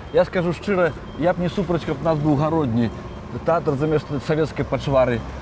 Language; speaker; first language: Belarusian; native; Belarusian